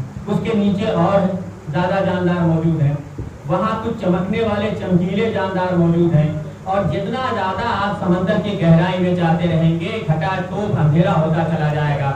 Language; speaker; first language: Urdu; native; Urdu